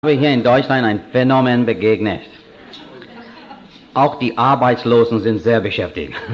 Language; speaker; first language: German; non-native, fluent; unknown